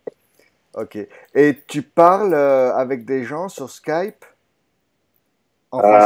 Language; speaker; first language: French; native; French